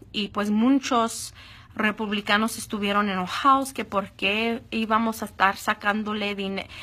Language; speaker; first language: Spanish; early bilingual, heritage; Spanish